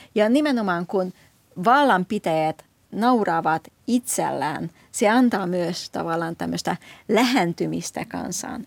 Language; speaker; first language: Finnish; non-native, fluent; Hungarian